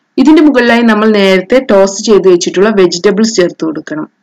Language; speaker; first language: Malayalam; native; Malayalam